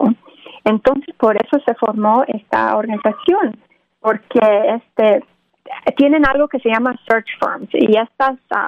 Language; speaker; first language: Spanish; early bilingual, other home language; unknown